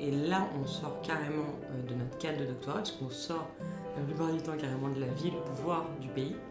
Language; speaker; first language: French; native; French